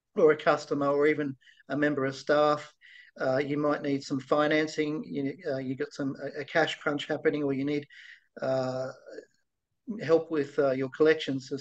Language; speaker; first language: English; native; English